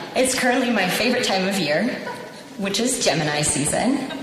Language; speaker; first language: English; native; English